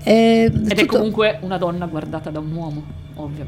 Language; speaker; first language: Italian; native; Italian